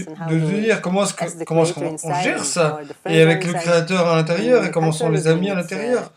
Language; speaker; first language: French; non-native, fluent; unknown